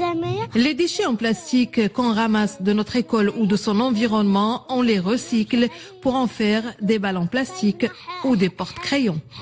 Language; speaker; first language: French; non-native, local second language; Arabic